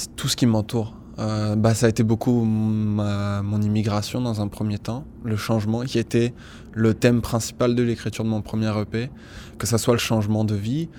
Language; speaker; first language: French; native; French